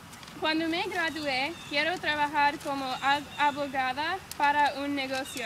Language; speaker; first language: Spanish; non-native, learner; English